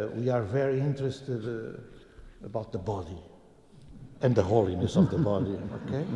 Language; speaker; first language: English; non-native, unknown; Portuguese